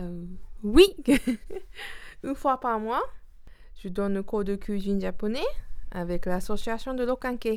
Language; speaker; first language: French; non-native, learner; Japanese